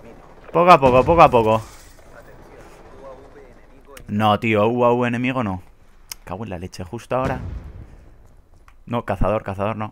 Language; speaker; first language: Spanish; native; Spanish